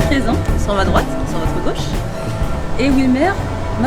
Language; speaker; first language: French; native; French